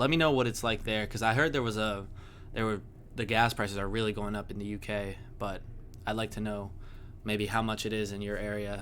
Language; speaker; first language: English; native; English